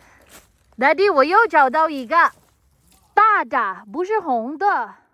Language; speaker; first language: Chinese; non-native, learner; Filipino